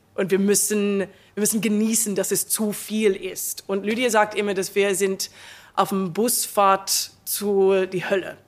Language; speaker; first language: German; non-native, learner; English